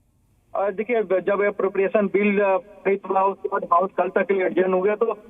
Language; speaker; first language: Hindi; native; Hindi